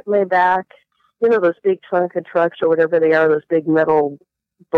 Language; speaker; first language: English; early bilingual, other home language; Latvian